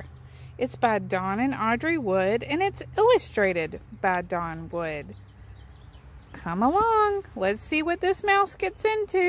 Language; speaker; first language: English; native; English